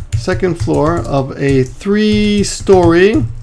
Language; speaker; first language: English; native; English